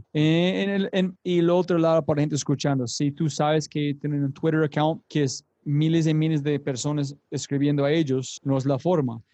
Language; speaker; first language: Spanish; non-native, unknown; English